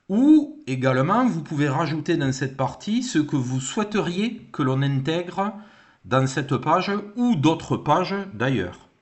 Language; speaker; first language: French; native; French